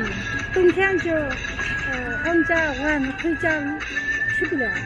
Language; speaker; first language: Chinese; non-native, local second language; Tibetan